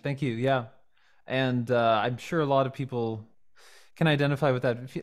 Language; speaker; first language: English; native; English